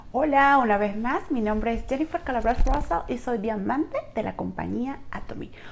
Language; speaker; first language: Spanish; native; Spanish